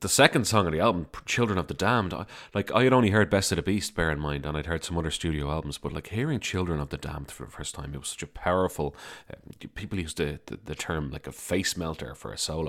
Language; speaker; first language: English; native; English